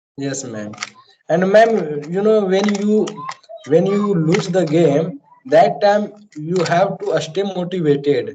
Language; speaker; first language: English; non-native, learner; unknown